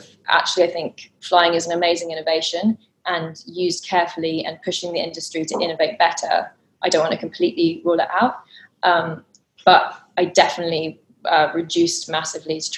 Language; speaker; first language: English; native; English